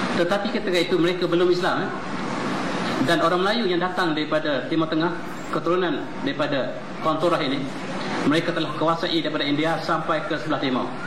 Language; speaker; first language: Malay; native; Malay